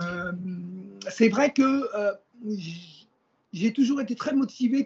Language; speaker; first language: French; native; French